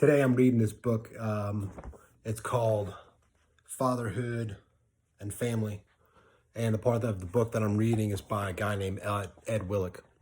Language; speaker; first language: English; native; English